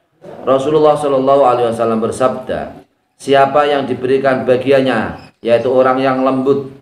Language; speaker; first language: Indonesian; native; Indonesian